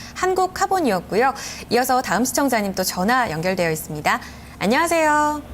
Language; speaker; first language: Korean; native; Korean